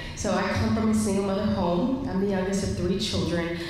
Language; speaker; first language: English; native; English